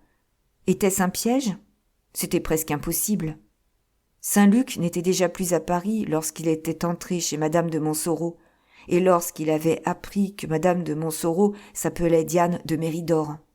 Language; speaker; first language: French; native; French